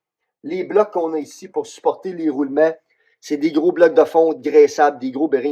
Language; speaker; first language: French; native; French